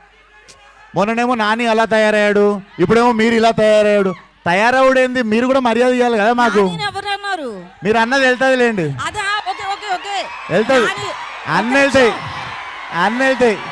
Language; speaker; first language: Telugu; native; Telugu